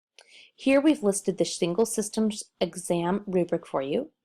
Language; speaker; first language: English; native; English